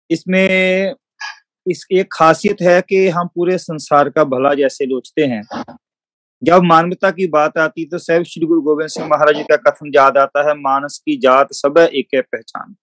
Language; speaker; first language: Hindi; non-native, local second language; Punjabi